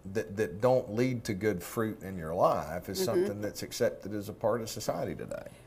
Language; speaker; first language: English; native; English